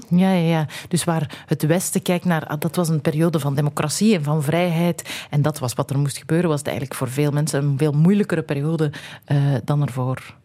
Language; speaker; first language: Dutch; native; Dutch